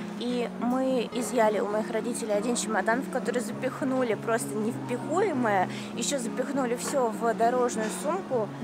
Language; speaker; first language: Russian; native; Russian